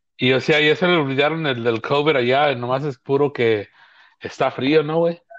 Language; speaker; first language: Spanish; early bilingual, heritage; Spanish